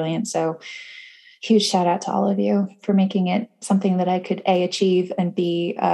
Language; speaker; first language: English; native; English